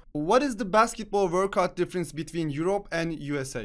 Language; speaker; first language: English; non-native, fluent; Turkish